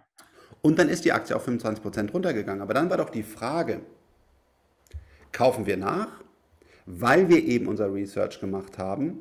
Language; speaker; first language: German; native; German